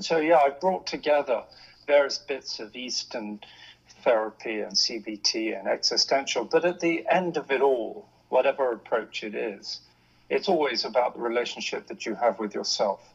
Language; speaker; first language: English; native; English